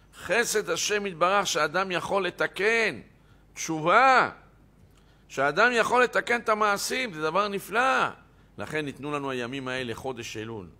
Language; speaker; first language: Hebrew; native; Hebrew